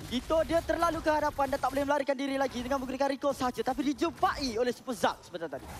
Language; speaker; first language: Malay; native; Malay